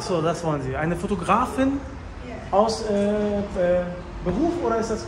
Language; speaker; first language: German; native; German